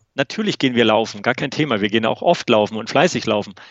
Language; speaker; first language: German; native; German